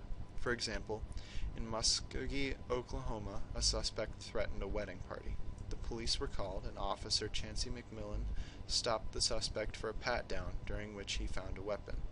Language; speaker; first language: English; native; English